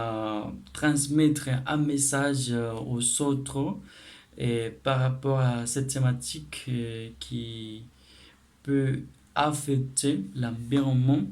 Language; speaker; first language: French; non-native, learner; Spanish